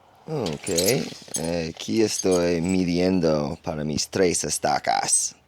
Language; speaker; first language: Spanish; non-native, learner; English